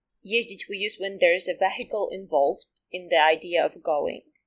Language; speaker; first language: English; non-native, fluent; Polish